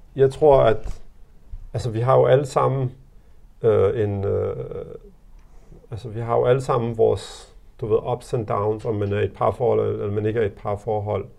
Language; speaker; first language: Danish; early bilingual, other home language; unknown